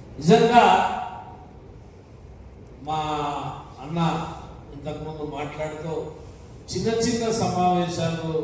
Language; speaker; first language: Telugu; native; Telugu